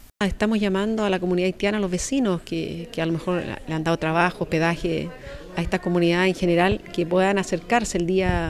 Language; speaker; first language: Spanish; native; Spanish